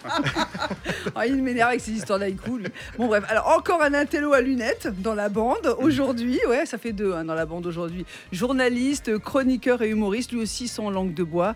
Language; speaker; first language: French; native; French